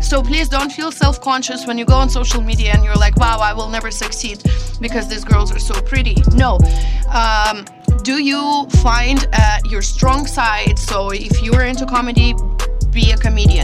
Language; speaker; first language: English; non-native, fluent; Russian